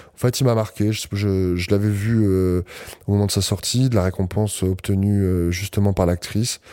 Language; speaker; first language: French; native; French